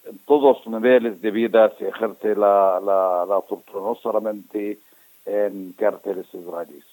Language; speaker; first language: Spanish; non-native, fluent; Arabic